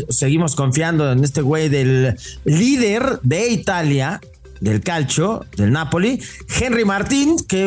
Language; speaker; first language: Spanish; native; Spanish